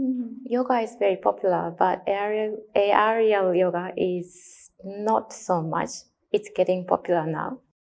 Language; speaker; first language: English; non-native, learner; Japanese